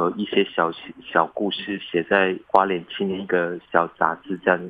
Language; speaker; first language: Chinese; non-native, local second language; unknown